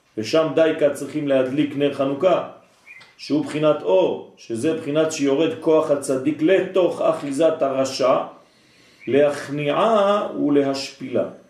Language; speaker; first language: Hebrew; non-native, fluent; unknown